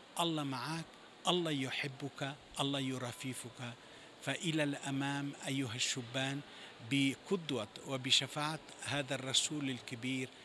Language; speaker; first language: Arabic; non-native, fluent; Italian